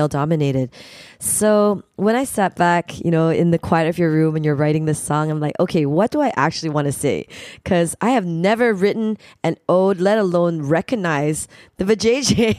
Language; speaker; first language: English; native; English